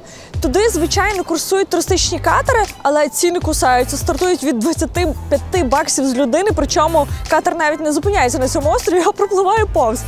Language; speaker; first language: Ukrainian; native; Ukrainian